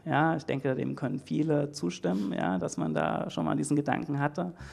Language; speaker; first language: German; native; German